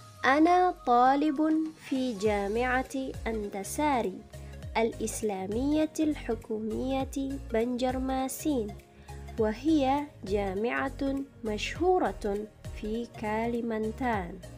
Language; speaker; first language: Arabic; non-native, learner; Indonesian